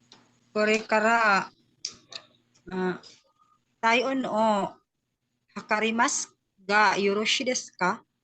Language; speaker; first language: Japanese; non-native, learner; Filipino